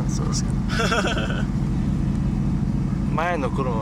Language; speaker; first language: Japanese; non-native, learner; English